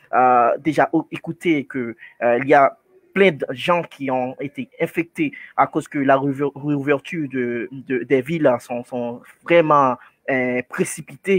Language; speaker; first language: French; non-native, fluent; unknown